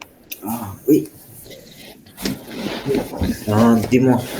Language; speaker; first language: French; non-native, fluent; Hindi